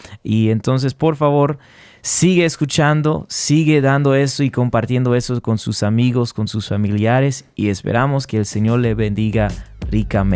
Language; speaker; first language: Spanish; early bilingual, heritage; Spanish